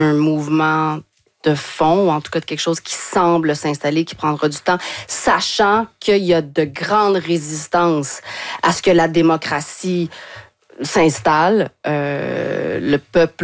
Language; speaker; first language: French; native; French